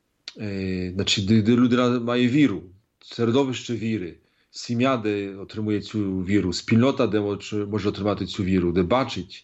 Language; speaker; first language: Polish; non-native, learner; Ukrainian